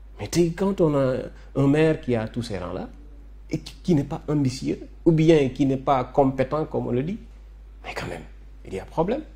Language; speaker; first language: French; non-native, local second language; Wolof